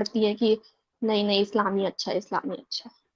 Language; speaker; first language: Hindi; native; Hindi